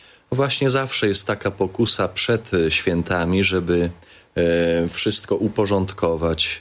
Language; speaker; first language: Polish; native; Polish